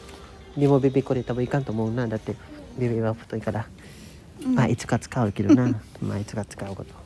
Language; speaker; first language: Japanese; non-native, learner; Filipino